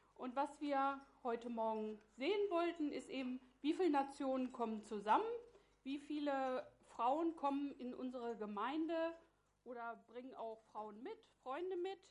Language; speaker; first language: German; native; German